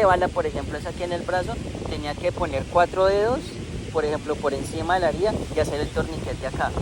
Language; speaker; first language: Spanish; native; Spanish